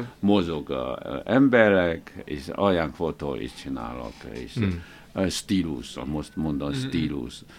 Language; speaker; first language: Hungarian; non-native, learner; Chinese